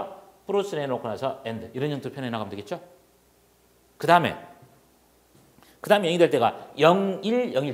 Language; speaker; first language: Korean; native; Korean